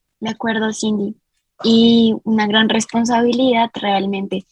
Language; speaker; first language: Spanish; native; Spanish